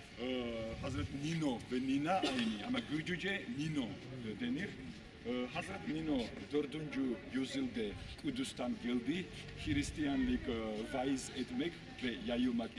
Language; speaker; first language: Turkish; non-native, learner; Georgian